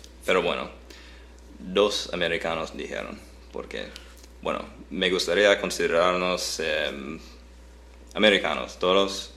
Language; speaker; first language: Spanish; non-native, fluent; English